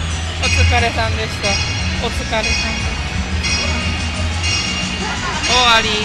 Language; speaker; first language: Japanese; native; Japanese